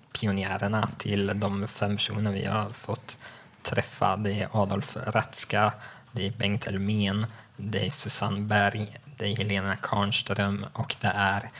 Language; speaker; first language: Swedish; native; Swedish